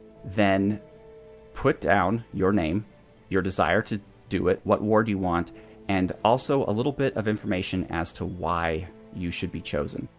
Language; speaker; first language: English; native; English